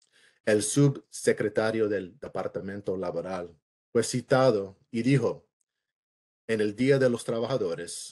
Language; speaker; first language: Spanish; early bilingual, heritage; English